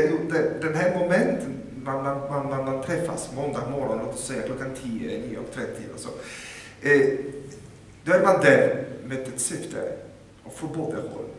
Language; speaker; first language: Swedish; non-native, fluent; Polish